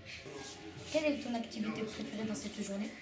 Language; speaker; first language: French; native; French